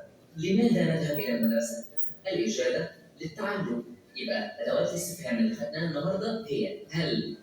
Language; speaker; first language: Arabic; native; Arabic